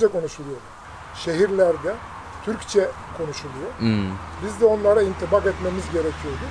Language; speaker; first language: Turkish; non-native, local second language; Abkhazian